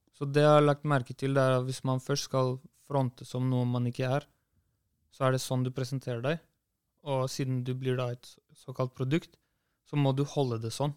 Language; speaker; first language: Norwegian; early bilingual, other home language; Kurdish